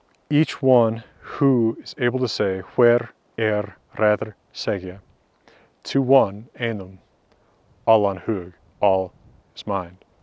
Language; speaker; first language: English; native; English